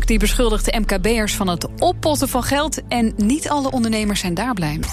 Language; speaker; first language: Dutch; native; Dutch